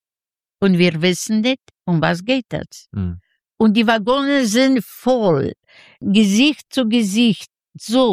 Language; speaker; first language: German; non-native, fluent; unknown